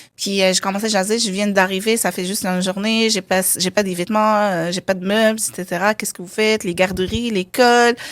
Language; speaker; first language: French; non-native, local second language; Arabic